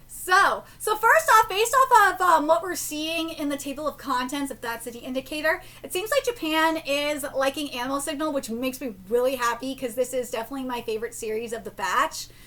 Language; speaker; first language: English; native; English